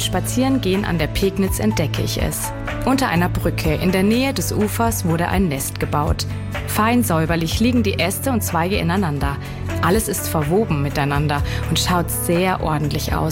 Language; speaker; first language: German; native; German